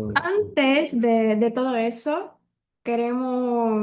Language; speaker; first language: Spanish; non-native, learner; Portuguese